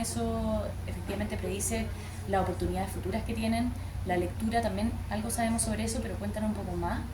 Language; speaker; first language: Spanish; native; Spanish